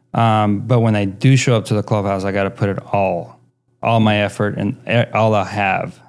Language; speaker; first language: English; early bilingual, other home language; Spanish